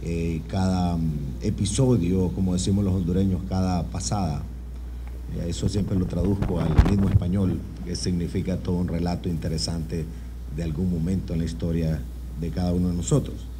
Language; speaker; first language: Spanish; native; Spanish